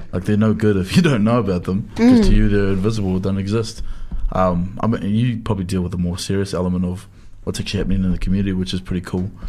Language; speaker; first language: English; native; English